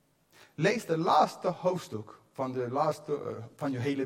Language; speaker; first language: Dutch; non-native, fluent; English